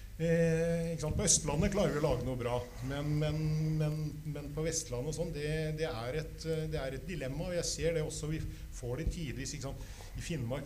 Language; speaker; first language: Norwegian; native; Norwegian